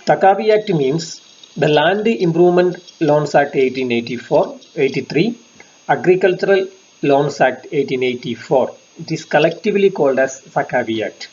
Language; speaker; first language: English; non-native, local second language; Malayalam